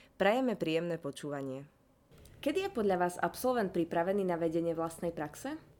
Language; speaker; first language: Slovak; native; Slovak